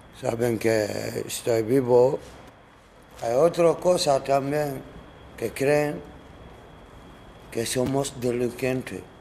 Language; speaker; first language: Spanish; non-native, learner; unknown